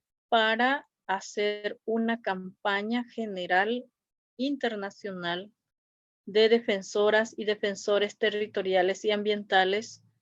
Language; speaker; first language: Spanish; non-native, local second language; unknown